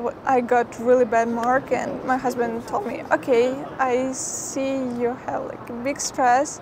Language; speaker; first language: English; non-native, fluent; Ukrainian